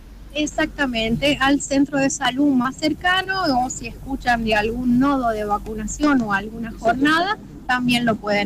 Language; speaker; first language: Spanish; native; Spanish